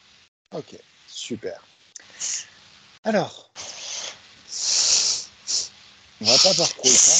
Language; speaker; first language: French; native; French